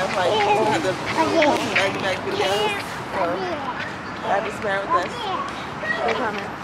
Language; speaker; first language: English; native; English